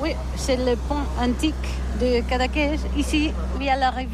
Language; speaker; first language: French; non-native, learner; Catalan